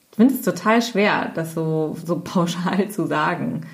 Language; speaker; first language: German; native; German